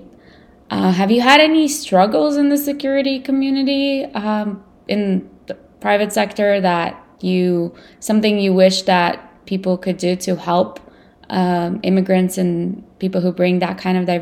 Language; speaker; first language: English; non-native, fluent; Russian